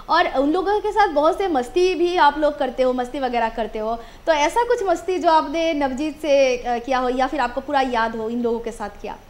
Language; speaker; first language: Hindi; non-native, local second language; Assamese